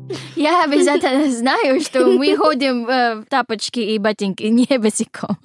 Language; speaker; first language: Russian; non-native, learner; Filipino